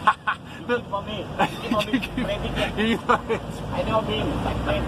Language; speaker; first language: English; non-native, learner; Thai